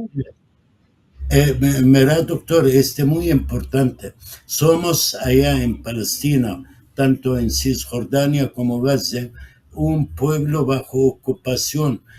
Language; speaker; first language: Spanish; non-native, fluent; Arabic